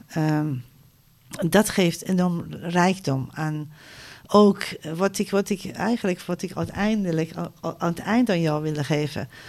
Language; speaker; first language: Dutch; non-native, fluent; Persian